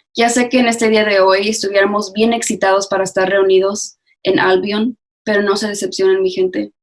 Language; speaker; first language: Spanish; early bilingual, other home language; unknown